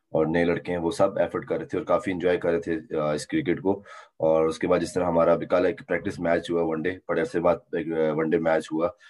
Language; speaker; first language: Urdu; native; Urdu